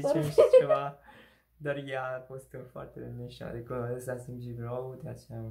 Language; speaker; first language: Romanian; non-native, learner; Korean